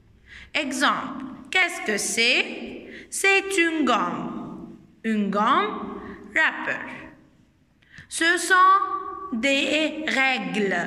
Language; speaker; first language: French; non-native, fluent; Arabic